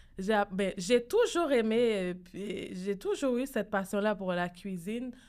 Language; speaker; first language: French; non-native, local second language; Haitian Creole